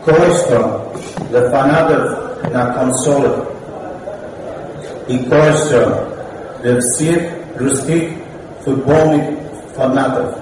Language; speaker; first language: Russian; non-native, learner; English